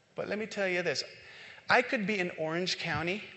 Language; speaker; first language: English; non-native, local second language; Filipino